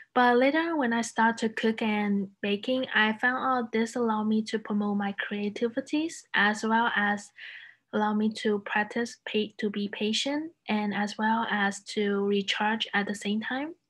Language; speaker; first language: English; non-native, fluent; Chinese